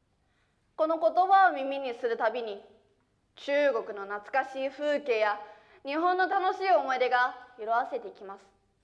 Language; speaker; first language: Japanese; early bilingual, other home language; Chinese